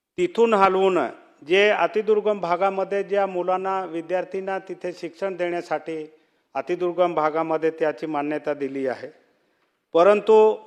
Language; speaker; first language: Marathi; non-native, local second language; Bhili